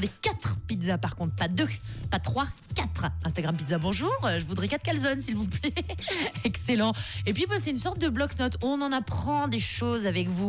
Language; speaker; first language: French; native; French